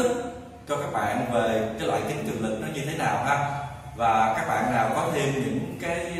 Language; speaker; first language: Vietnamese; native; Vietnamese